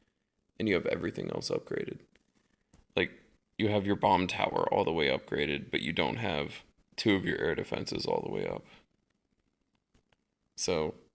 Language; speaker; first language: English; native; English